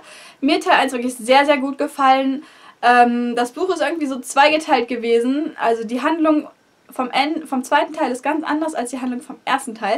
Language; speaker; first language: German; native; German